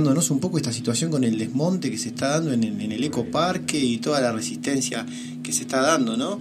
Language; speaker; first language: Spanish; native; Spanish